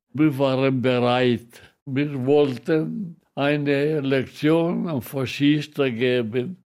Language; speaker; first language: German; non-native, local second language; Italian